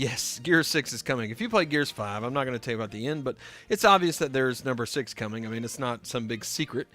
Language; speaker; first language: English; native; English